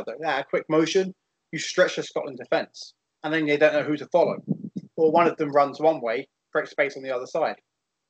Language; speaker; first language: English; native; English